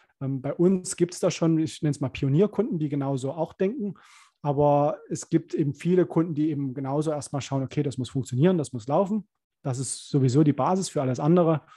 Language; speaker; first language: German; native; German